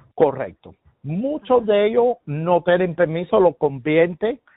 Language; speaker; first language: Spanish; early bilingual, heritage; Spanish